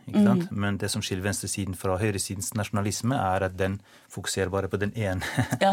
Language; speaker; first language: Norwegian; non-native, fluent; Albanian